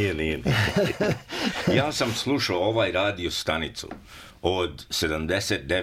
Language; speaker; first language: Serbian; early bilingual, heritage; Serbian